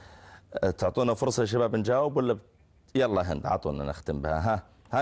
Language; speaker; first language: Arabic; native; Arabic